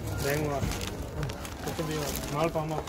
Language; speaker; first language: Turkish; non-native, learner; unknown